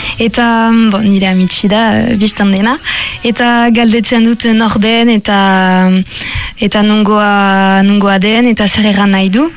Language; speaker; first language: Basque; non-native, local second language; French